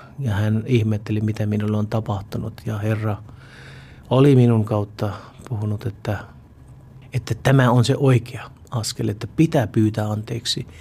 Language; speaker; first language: Finnish; non-native, fluent; Urdu